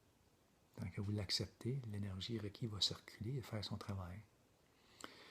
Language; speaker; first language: French; native; French